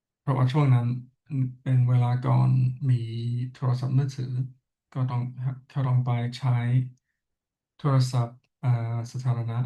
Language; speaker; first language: Thai; non-native, learner; English